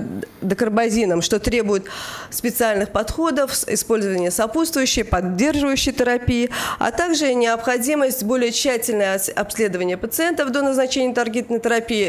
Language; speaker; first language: Russian; native; Russian